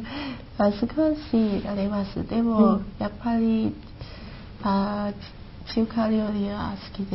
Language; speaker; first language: Japanese; non-native, learner; Chinese